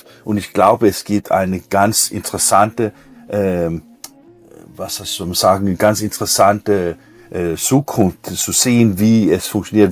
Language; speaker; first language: German; non-native, learner; Danish